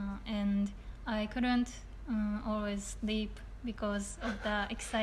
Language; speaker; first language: English; non-native, learner; Japanese